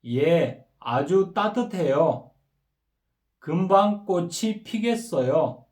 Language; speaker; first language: Korean; non-native, fluent; Kyrgyz